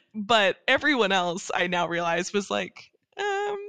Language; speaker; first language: English; native; English